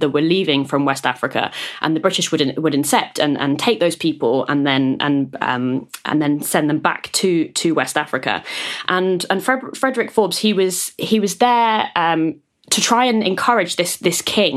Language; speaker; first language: English; native; English